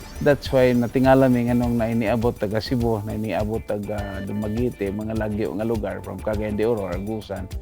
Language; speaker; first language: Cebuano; native; Cebuano